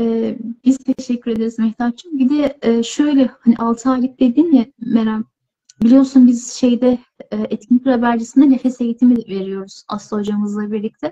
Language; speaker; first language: Turkish; native; Turkish